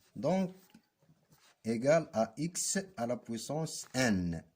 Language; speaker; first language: French; non-native, local second language; Arabic